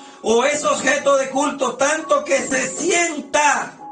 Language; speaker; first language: Spanish; native; Spanish